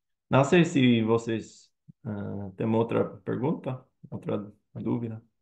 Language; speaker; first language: Portuguese; non-native, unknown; English